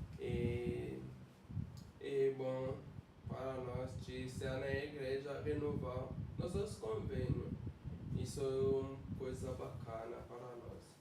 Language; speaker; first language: Portuguese; non-native, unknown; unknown